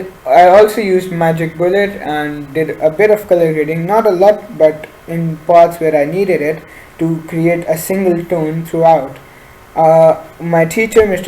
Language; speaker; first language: English; non-native, local second language; Urdu